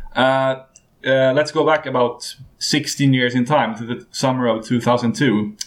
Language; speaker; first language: English; non-native, fluent; Swedish